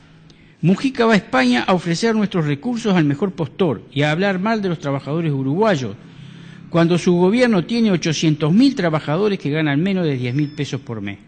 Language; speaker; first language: Spanish; native; Spanish